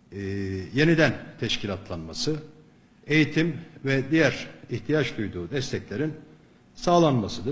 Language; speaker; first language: Turkish; native; Turkish